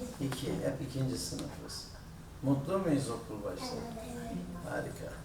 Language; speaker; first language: Turkish; native; Turkish